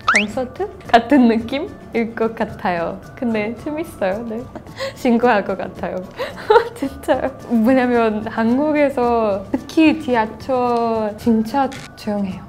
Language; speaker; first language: Korean; non-native, fluent; Spanish